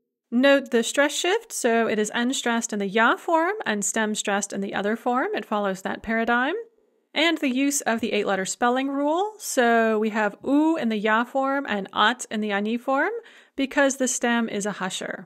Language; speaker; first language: English; native; English